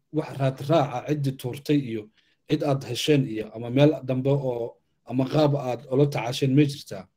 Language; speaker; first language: Somali; native; Somali